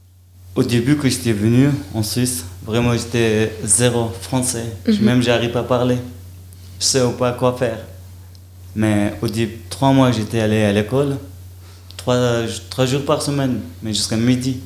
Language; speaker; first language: French; non-native, learner; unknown